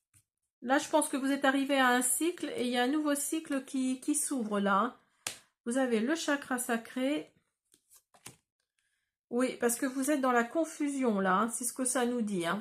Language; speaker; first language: French; native; French